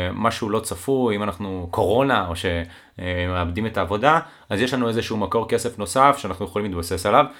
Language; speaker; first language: Hebrew; native; Hebrew